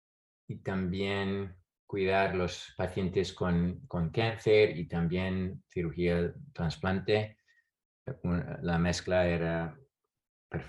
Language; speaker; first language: Spanish; non-native, fluent; English